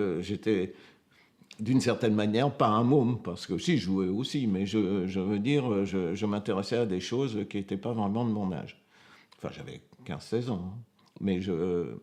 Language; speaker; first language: French; early bilingual, other home language; Romanian